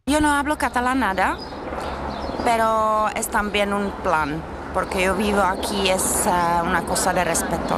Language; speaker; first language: Spanish; non-native, fluent; Czech